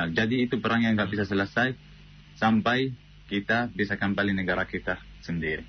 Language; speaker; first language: Indonesian; non-native, fluent; Arabic